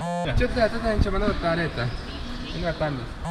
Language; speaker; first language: Russian; non-native, local second language; Yakut